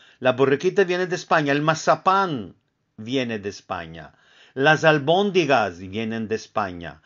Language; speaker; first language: Spanish; early bilingual, heritage; Ladino